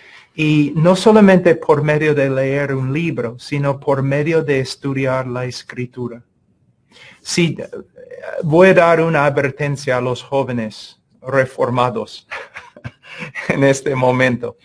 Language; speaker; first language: Spanish; non-native, fluent; English